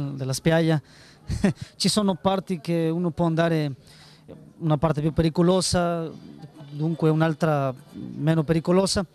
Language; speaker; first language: Italian; non-native, learner; Spanish